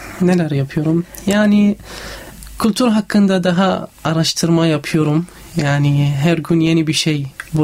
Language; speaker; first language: Turkish; non-native, fluent; Arabic